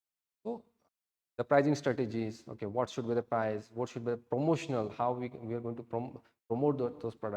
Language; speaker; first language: English; non-native, local second language; Odia